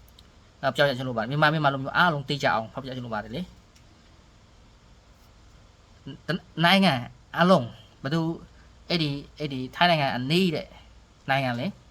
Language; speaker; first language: Burmese; non-native, learner; Khmer